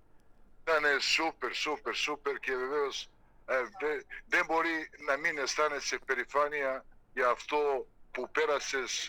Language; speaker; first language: Greek; non-native, fluent; Serbian